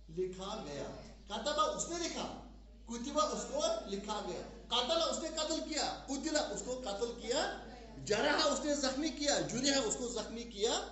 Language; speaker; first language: Urdu; non-native, local second language; Kashmiri